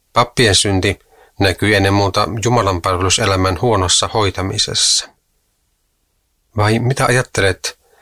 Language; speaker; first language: Finnish; native; Finnish